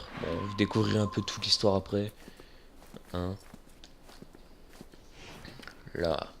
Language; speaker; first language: French; native; French